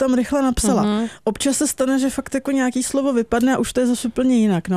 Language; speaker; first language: Czech; native; Czech